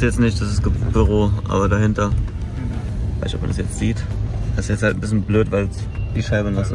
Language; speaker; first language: German; native; German